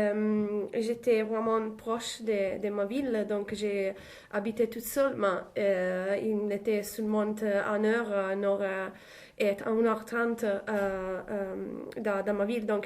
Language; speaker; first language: French; non-native, learner; Italian